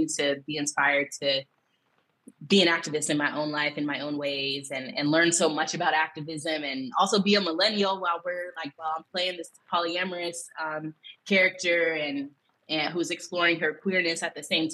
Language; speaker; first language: English; native; English